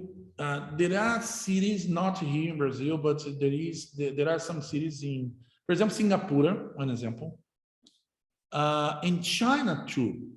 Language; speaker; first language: English; non-native, fluent; Portuguese